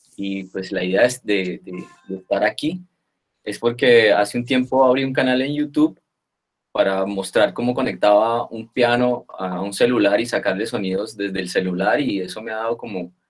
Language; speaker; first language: Spanish; native; Spanish